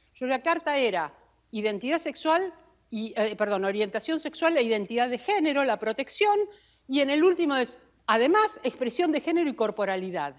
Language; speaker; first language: Spanish; native; Spanish